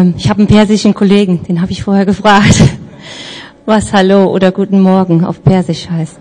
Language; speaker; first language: German; native; German